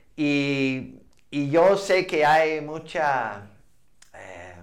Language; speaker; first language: Spanish; non-native, fluent; English